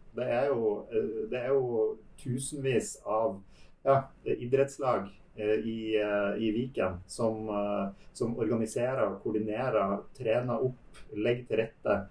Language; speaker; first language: Norwegian; native; Norwegian